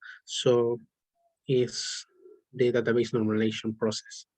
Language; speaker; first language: English; non-native, learner; Spanish